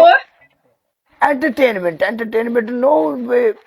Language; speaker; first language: English; non-native, learner; Punjabi